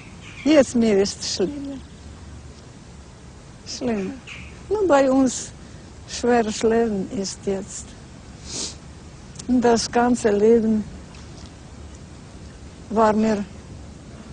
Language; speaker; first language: German; non-native, learner; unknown